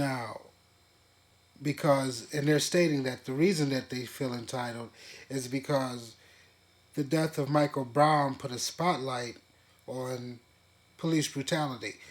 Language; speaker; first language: English; native; English